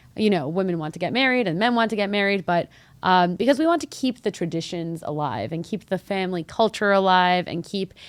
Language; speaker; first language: English; early bilingual, other home language; Arabic